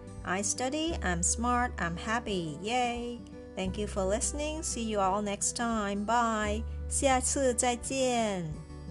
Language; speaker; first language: English; non-native, fluent; Chinese